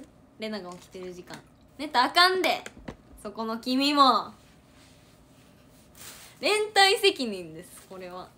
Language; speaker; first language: Japanese; native; Japanese